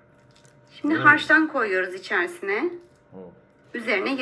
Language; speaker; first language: Turkish; native; Turkish